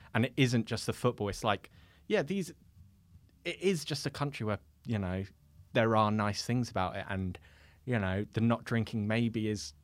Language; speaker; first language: English; native; English